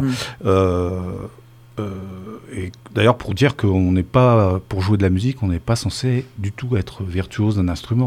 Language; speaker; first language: French; native; French